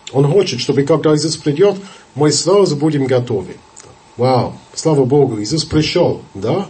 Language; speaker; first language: Russian; non-native, fluent; English